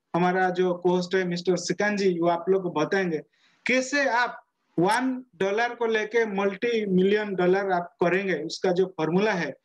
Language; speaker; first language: Hindi; non-native, local second language; Odia